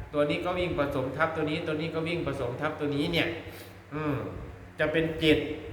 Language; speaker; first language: Thai; non-native, local second language; Northeastern Thai